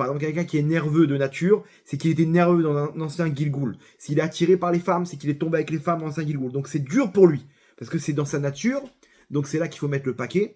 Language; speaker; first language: French; native; French